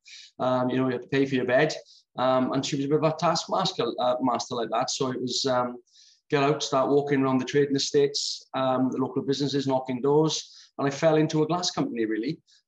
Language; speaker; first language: English; native; English